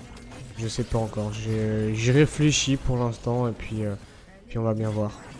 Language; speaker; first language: French; native; French